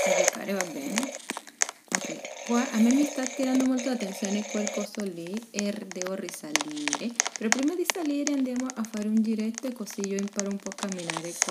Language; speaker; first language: Italian; non-native, fluent; Spanish